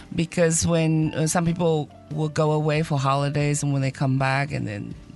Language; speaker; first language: English; non-native, fluent; Chinese